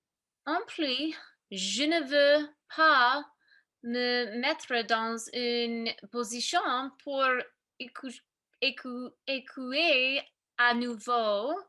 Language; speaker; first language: French; non-native, learner; English